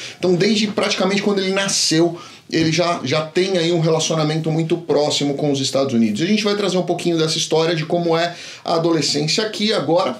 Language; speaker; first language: Portuguese; native; Portuguese